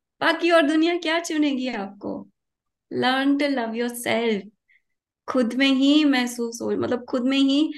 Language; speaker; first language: Hindi; early bilingual, heritage; Hindi